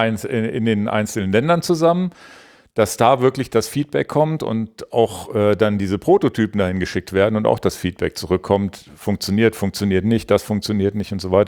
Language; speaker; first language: German; native; German